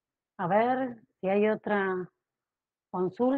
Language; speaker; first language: Spanish; native; Spanish